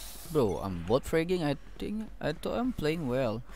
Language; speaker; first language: English; non-native, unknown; Indonesian